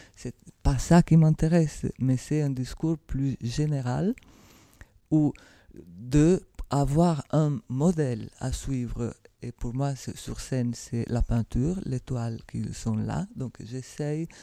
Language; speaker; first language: French; non-native, fluent; Italian